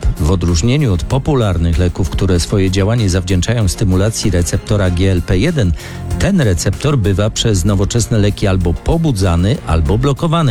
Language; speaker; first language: Polish; native; Polish